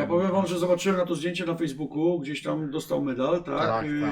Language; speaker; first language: Polish; native; Polish